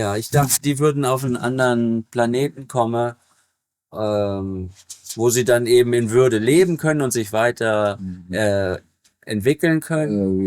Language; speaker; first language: German; native; German